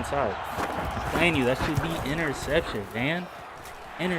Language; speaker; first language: English; native; English